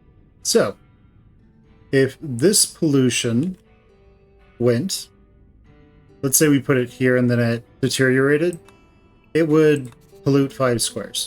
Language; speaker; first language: English; native; English